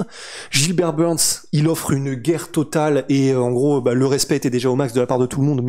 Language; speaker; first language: French; native; French